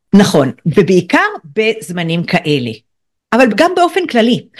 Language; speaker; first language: Hebrew; native; Hebrew